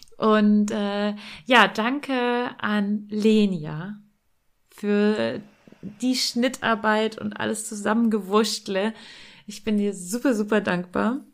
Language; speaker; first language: German; native; German